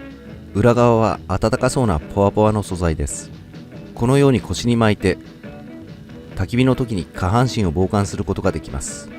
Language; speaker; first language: Japanese; native; Japanese